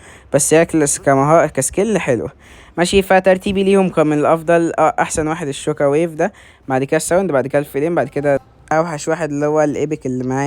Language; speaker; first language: Arabic; native; Arabic